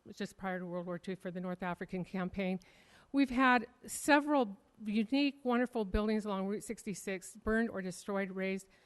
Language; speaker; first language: English; native; English